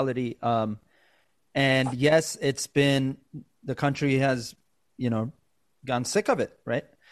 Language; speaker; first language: English; native; English